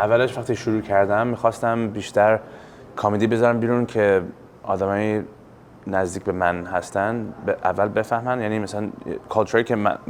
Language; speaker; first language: Persian; early bilingual, heritage; English